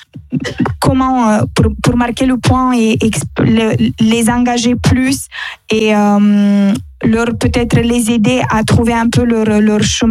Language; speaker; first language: French; non-native, fluent; Romanian